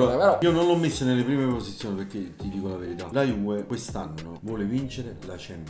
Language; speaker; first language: Italian; native; Italian